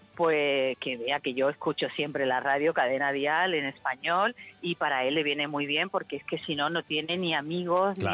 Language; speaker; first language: Spanish; native; Spanish